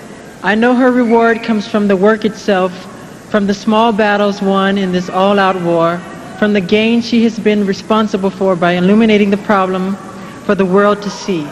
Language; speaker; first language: English; native; English